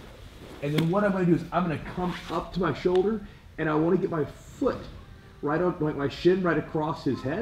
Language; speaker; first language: English; native; English